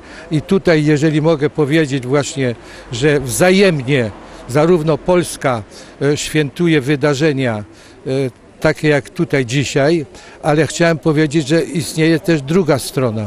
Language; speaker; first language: Polish; early bilingual, heritage; Polish